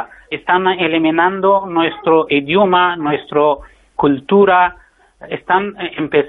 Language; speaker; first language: Spanish; non-native, learner; Persian